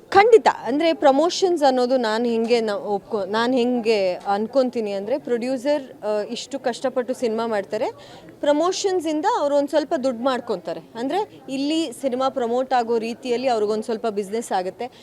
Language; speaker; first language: Kannada; non-native, local second language; Kodava